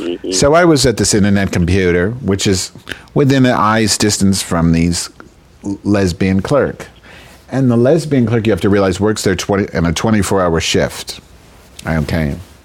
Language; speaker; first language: English; native; English